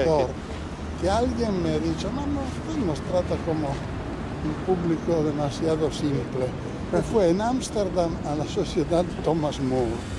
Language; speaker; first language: Spanish; non-native, fluent; Italian